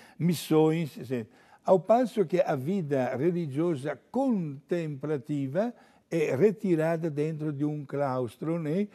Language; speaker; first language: Portuguese; non-native, fluent; Italian